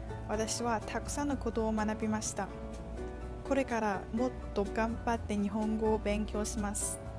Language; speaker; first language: Japanese; non-native, learner; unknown